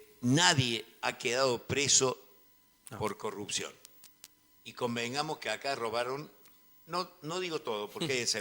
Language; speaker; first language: Spanish; native; Spanish